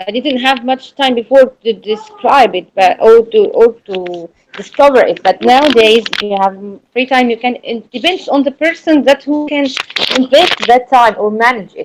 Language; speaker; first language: English; non-native, learner; Arabic